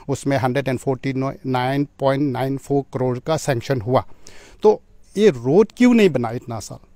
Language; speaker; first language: Hindi; non-native, local second language; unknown